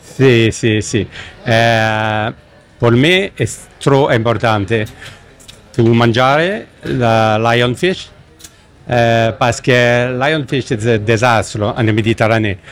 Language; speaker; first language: Italian; non-native, learner; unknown